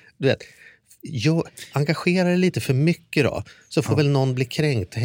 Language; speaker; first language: Swedish; native; Swedish